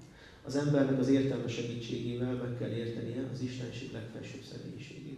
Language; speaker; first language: Hungarian; native; Hungarian